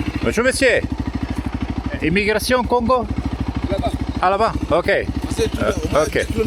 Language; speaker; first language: French; non-native, learner; Italian